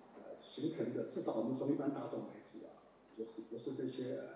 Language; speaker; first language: Chinese; native; Chinese